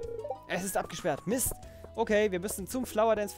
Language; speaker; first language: German; native; German